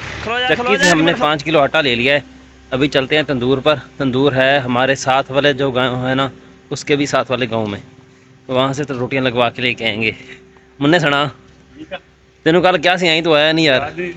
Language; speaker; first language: Hindi; non-native, local second language; Punjabi